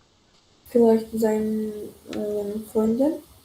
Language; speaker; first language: German; non-native, learner; Macedonian